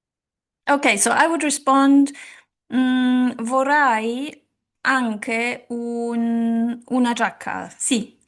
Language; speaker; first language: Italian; non-native, learner; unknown